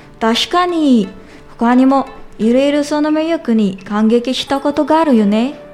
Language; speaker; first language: Japanese; non-native, learner; Filipino